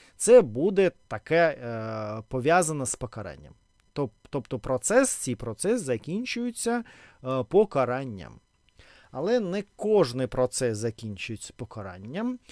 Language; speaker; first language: Ukrainian; non-native, local second language; Russian